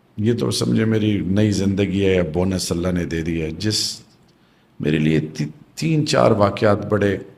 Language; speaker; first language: Urdu; non-native, local second language; Pashto